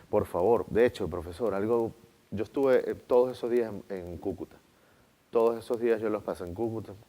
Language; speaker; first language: Spanish; native; Spanish